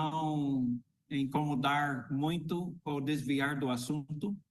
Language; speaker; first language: Portuguese; non-native, fluent; English